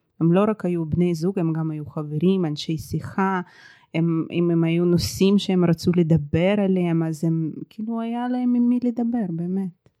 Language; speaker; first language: Hebrew; early bilingual, other home language; Russian